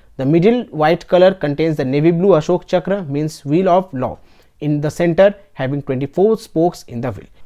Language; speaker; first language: English; non-native, local second language; Bangla